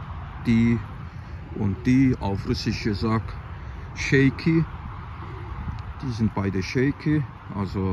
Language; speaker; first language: German; non-native, fluent; Azerbaijani